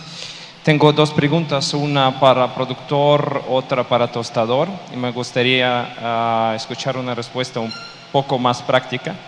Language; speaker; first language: Spanish; non-native, learner; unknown